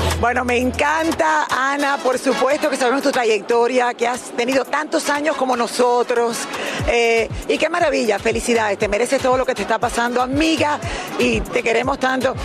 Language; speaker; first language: Spanish; native; Spanish